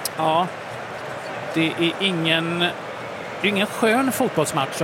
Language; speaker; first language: Swedish; native; Swedish